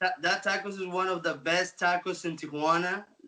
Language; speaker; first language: English; non-native, local second language; Spanish